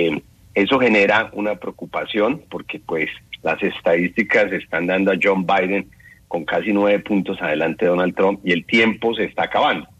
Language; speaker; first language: Spanish; native; Spanish